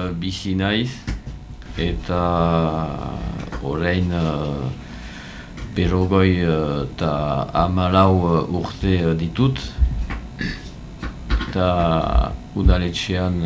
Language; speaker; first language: Basque; non-native, learner; French